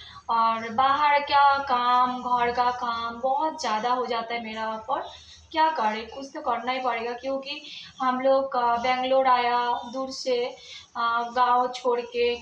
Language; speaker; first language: Hindi; non-native, local second language; Bangla